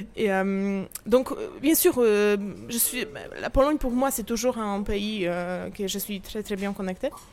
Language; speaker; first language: French; non-native, fluent; Polish